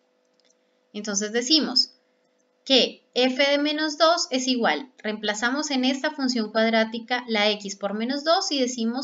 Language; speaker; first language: Spanish; native; Spanish